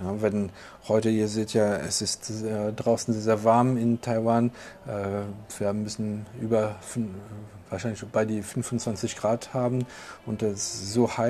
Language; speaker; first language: German; non-native, local second language; French